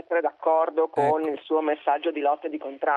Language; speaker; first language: Italian; native; Italian